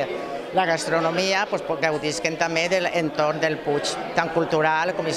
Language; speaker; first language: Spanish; non-native, local second language; Catalan